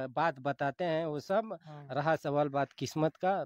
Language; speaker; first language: Hindi; native; Hindi